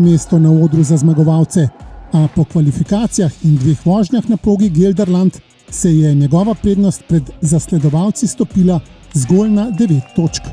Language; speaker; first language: Slovenian; native; Slovenian